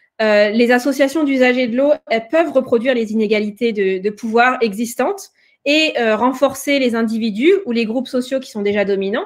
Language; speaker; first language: French; native; French